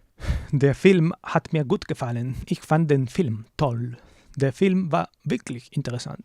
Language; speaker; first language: German; non-native, learner; English